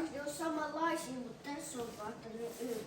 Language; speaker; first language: Finnish; early bilingual, other home language; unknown